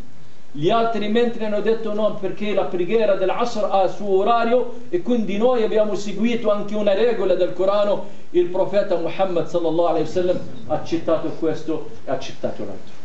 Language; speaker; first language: Italian; non-native, fluent; Arabic